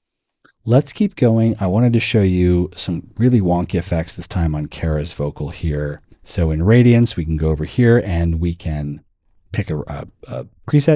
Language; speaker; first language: English; native; English